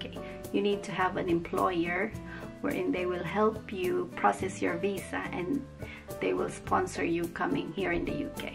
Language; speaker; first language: English; non-native, local second language; Filipino